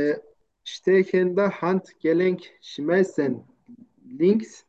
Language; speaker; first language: German; non-native, fluent; Turkish